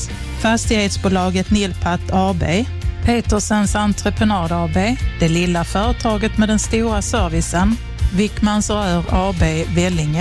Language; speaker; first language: Swedish; native; Swedish